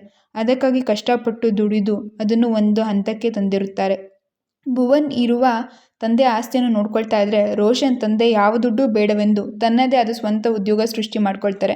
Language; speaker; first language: Kannada; native; Kannada